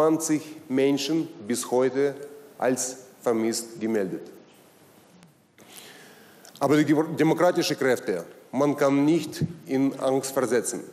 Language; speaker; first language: German; non-native, learner; Russian